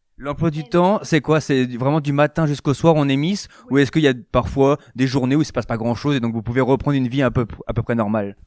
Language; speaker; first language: French; native; French